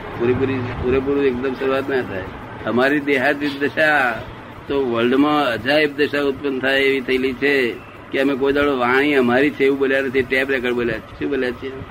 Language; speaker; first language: Gujarati; native; Gujarati